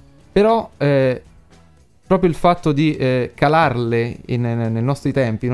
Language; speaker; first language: Italian; native; Italian